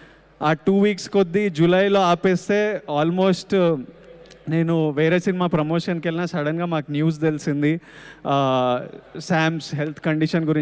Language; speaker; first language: Telugu; native; Telugu